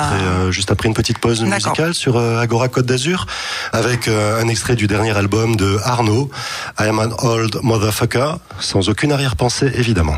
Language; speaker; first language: French; native; French